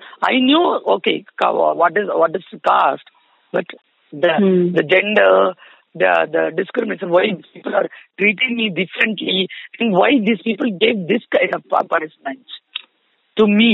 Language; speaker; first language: English; non-native, local second language; Tamil